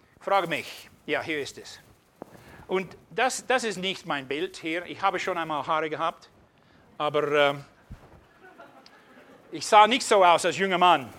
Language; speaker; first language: German; non-native, fluent; English